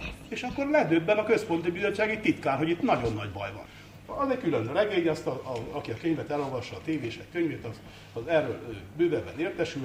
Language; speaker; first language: Hungarian; native; Hungarian